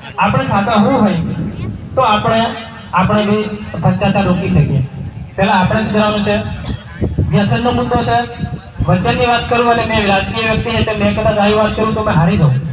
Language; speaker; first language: Gujarati; non-native, local second language; Rathawi